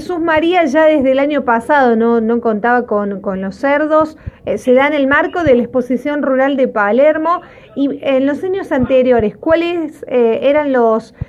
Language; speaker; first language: Spanish; native; Spanish